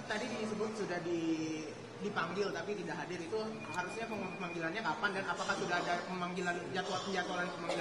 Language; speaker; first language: Indonesian; native; Indonesian